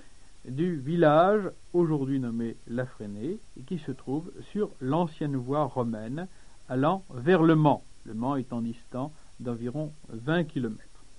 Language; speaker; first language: French; native; French